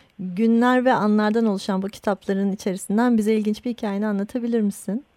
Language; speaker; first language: Turkish; native; Turkish